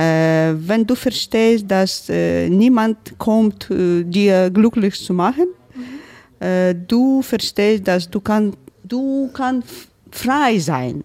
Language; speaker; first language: German; non-native, learner; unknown